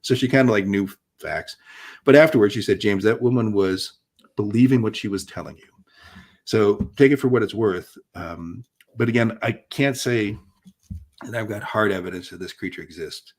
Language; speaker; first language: English; native; English